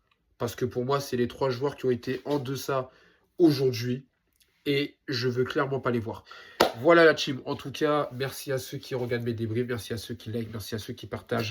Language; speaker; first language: French; native; French